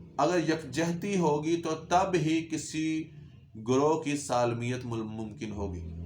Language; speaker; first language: Urdu; non-native, local second language; Punjabi